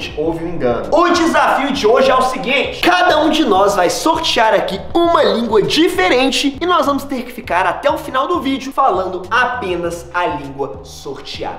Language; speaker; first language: Portuguese; native; Portuguese